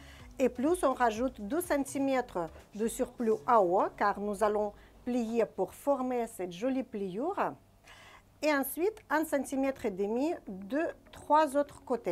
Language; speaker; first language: French; non-native, fluent; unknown